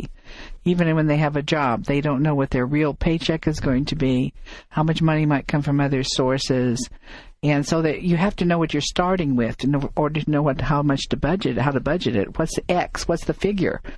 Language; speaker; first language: English; native; English